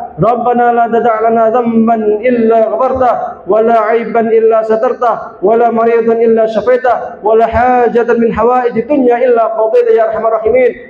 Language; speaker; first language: Indonesian; native; Indonesian